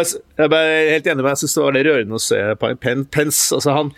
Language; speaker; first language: Norwegian; native; Norwegian